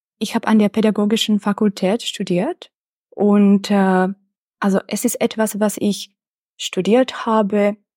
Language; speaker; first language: German; non-native, fluent; Czech